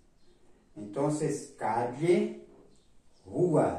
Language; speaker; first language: Spanish; non-native, fluent; Portuguese